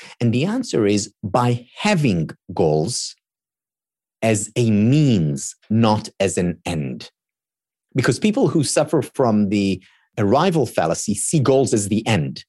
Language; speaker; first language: English; non-native, fluent; Hebrew